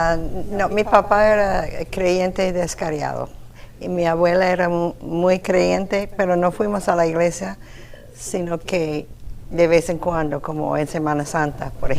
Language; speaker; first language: Spanish; non-native, fluent; English